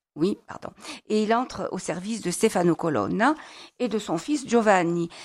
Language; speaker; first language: French; native; French